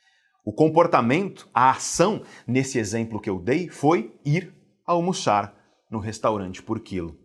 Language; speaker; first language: Portuguese; native; Portuguese